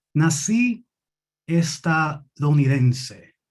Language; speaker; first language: Spanish; early bilingual, other home language; English